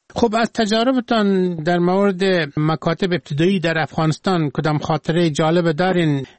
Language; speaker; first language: Persian; native; Persian